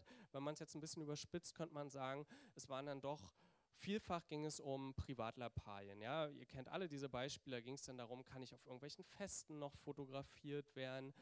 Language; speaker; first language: German; native; German